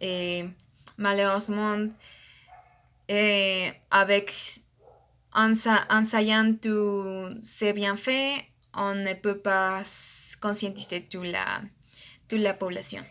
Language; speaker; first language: French; non-native, learner; Spanish